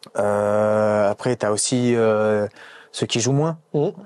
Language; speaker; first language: French; native; French